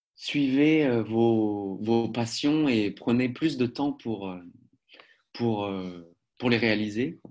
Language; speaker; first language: French; native; French